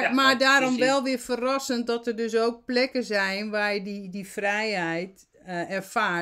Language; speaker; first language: Dutch; native; Dutch